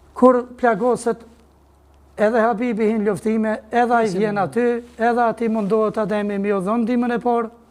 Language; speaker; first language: Albanian; native; Albanian